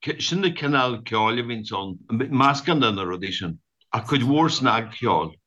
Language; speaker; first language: Irish; native; Irish